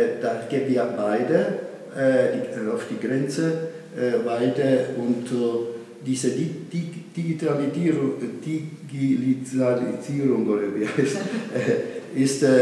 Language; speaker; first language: German; non-native, learner; Italian